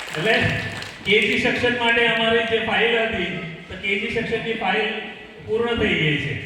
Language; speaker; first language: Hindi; non-native, local second language; Gujarati